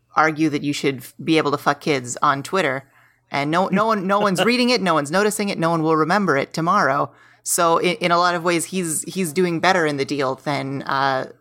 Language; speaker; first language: English; native; English